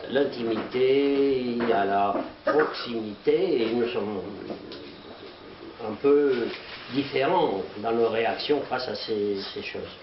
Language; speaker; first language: French; native; French